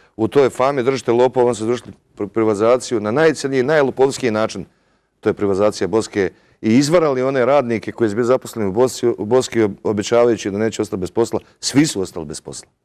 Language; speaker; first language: Serbian; native; Serbian